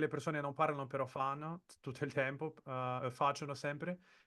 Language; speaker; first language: Italian; non-native, fluent; Portuguese